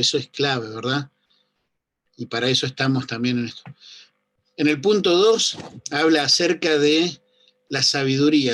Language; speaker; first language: Spanish; native; Spanish